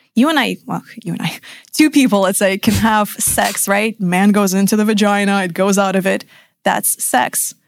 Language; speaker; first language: English; non-native, fluent; Russian